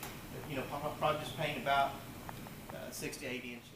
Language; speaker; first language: English; native; English